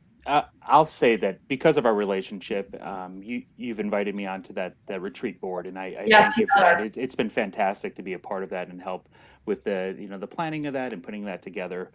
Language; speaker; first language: English; native; English